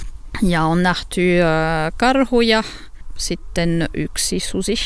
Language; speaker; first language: Finnish; non-native, learner; French